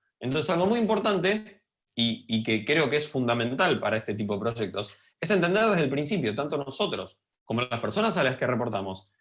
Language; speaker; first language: Spanish; native; Spanish